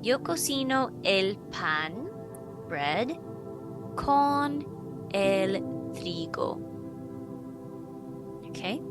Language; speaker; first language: Spanish; non-native, fluent; English